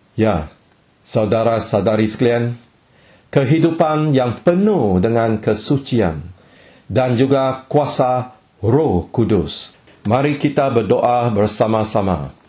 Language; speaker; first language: Malay; non-native, local second language; Chinese